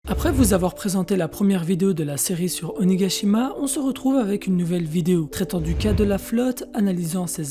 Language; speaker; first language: French; native; French